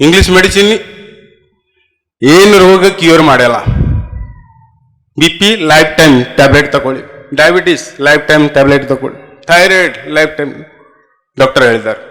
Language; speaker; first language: Kannada; non-native, local second language; Odia